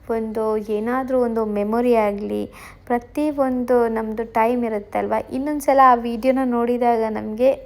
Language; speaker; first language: Kannada; non-native, local second language; Tulu